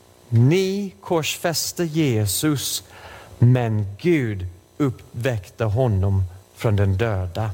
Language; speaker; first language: Swedish; non-native, fluent; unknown